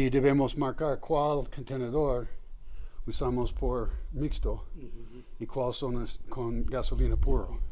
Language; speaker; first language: Spanish; non-native, learner; English